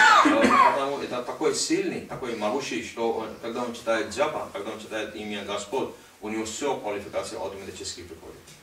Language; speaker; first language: Russian; non-native, learner; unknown